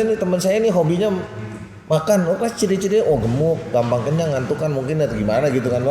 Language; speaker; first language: Indonesian; native; Indonesian